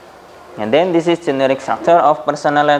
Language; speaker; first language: English; non-native, fluent; Indonesian